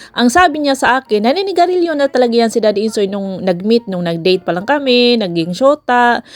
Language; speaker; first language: Filipino; non-native, local second language; Cebuano